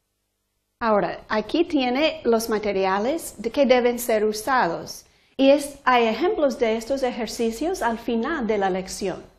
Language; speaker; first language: Spanish; non-native, fluent; English